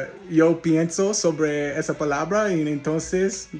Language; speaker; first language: Spanish; non-native, learner; English